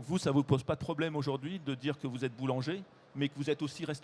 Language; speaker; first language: French; native; French